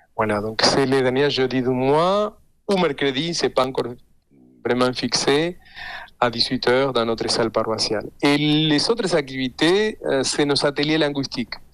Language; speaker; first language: French; non-native, fluent; Spanish